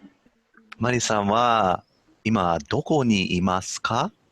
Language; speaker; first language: Japanese; non-native, fluent; English